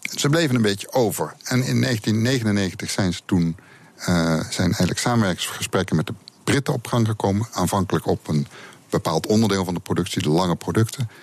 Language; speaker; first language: Dutch; native; Dutch